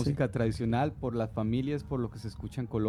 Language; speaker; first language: Spanish; native; Spanish